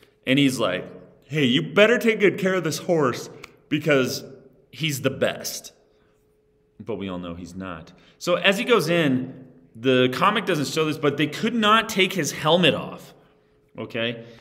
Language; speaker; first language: English; native; English